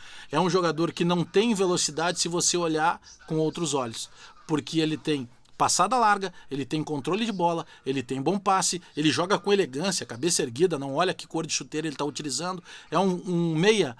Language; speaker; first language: Portuguese; native; Portuguese